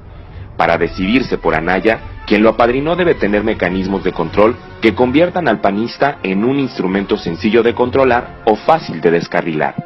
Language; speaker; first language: Spanish; native; Spanish